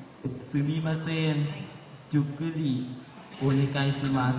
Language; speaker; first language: Japanese; non-native, learner; Lao